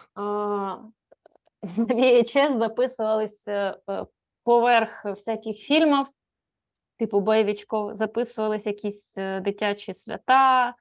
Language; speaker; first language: Ukrainian; native; Ukrainian